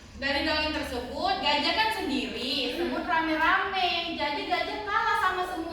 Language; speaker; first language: Malay; native; Malay